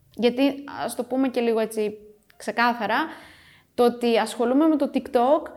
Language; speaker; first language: Greek; early bilingual, other home language; Romanian